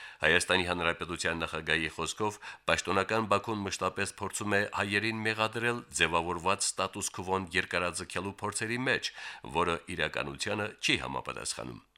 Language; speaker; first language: Armenian; native; Armenian